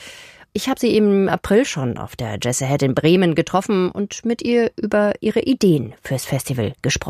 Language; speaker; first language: German; native; German